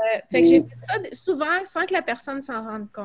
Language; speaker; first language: French; native; French